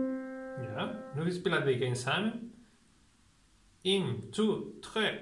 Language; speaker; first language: Danish; non-native, learner; Spanish